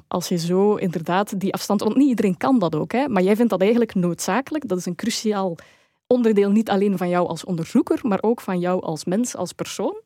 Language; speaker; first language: Dutch; native; Dutch